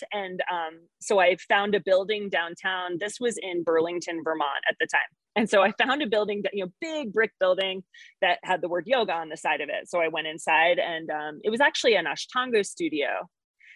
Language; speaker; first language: English; native; English